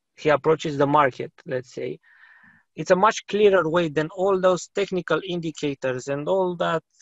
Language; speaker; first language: English; non-native, fluent; Romanian